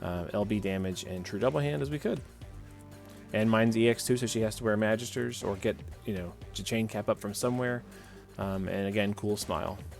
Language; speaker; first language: English; native; English